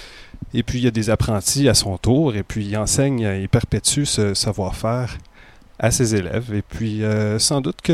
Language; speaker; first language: French; native; French